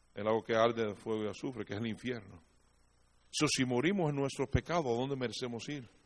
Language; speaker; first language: Spanish; native; Spanish